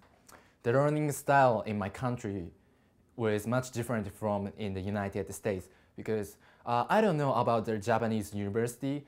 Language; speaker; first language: English; non-native, learner; Japanese